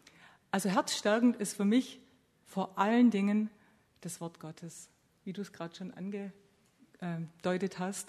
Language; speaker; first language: German; native; German